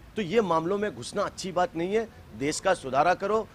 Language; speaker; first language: Hindi; native; Hindi